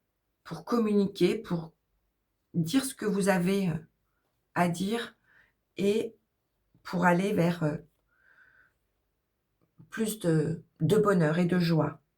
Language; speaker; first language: French; native; French